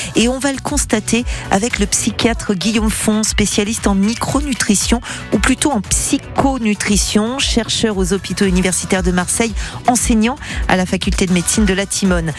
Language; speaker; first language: French; native; French